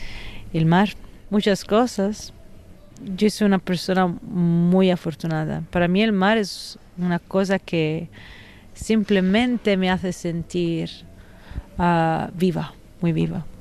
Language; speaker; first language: Spanish; non-native, fluent; Italian